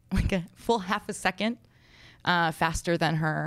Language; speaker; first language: English; native; English